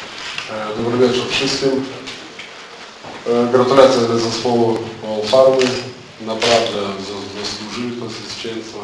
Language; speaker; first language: Polish; non-native, learner; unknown